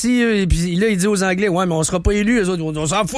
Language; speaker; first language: French; native; French